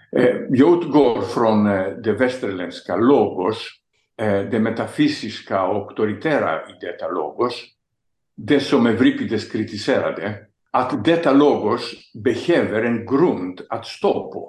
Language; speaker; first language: Swedish; non-native, fluent; Greek